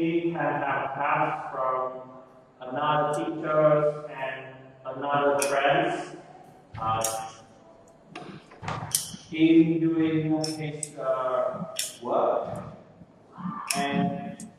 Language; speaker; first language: English; non-native, learner; Vietnamese